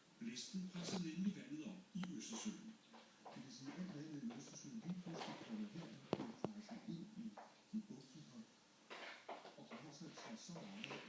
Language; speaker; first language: Danish; native; Danish